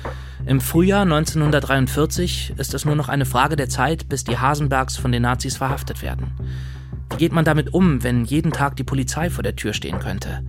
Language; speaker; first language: German; native; German